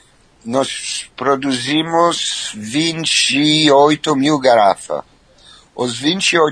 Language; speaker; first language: Portuguese; non-native, fluent; French